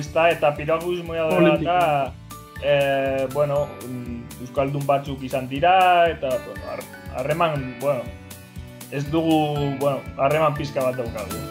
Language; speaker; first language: Basque; non-native, local second language; Spanish